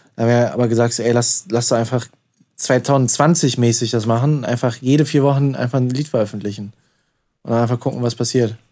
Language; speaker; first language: German; native; German